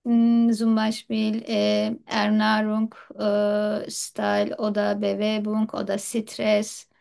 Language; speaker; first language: German; non-native, learner; Turkish